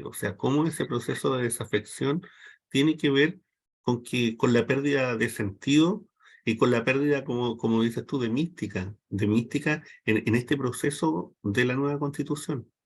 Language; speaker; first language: Spanish; native; Spanish